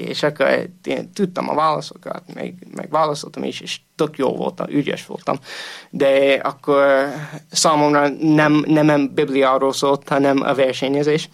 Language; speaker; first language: Hungarian; non-native, fluent; English